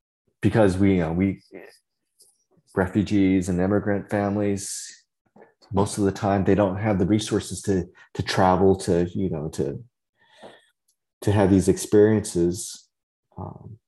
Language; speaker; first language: English; early bilingual, other home language; Vietnamese